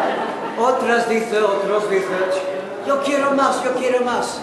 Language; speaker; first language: Spanish; non-native, learner; Dutch